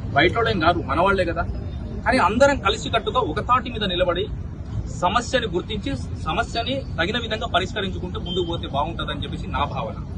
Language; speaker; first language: Telugu; native; Telugu